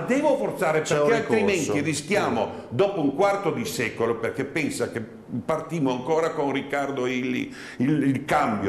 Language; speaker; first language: Italian; native; Italian